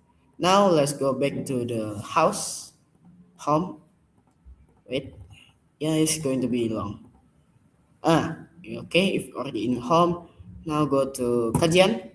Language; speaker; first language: English; non-native, learner; Indonesian